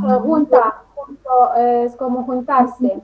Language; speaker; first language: Spanish; non-native, fluent; Romanian